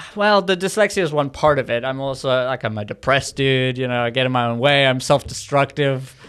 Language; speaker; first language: English; native; English